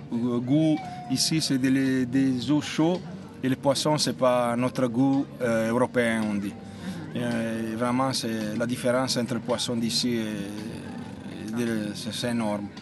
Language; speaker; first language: French; non-native, fluent; Italian